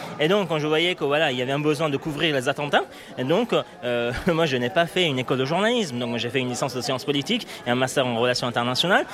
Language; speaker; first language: French; non-native, fluent; Persian